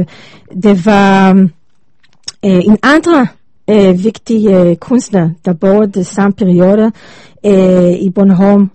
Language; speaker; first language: Danish; non-native, learner; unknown